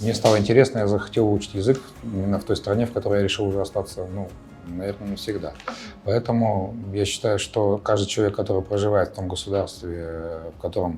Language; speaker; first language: Russian; native; Russian